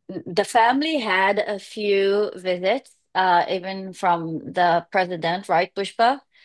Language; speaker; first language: English; non-native, fluent; Hebrew